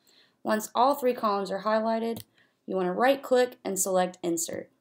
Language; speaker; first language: English; native; English